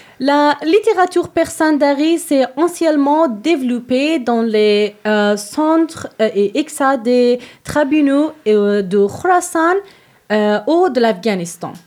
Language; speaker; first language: French; non-native, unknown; Persian